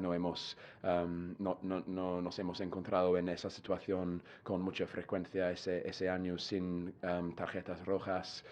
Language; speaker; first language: Spanish; non-native, fluent; English